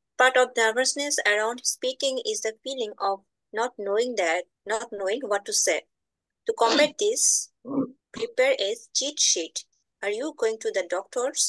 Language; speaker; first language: English; non-native, learner; Bangla